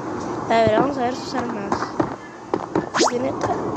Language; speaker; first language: Spanish; native; Spanish